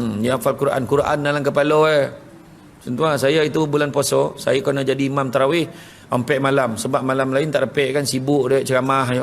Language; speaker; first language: Malay; native; Malay